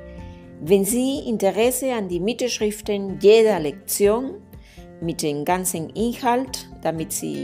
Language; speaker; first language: German; non-native, fluent; Spanish